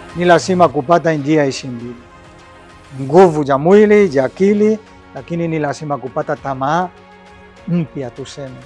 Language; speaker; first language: Swahili; non-native, fluent; Spanish